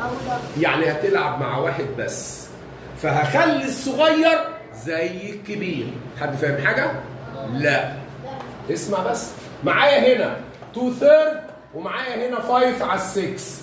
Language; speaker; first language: Arabic; native; Arabic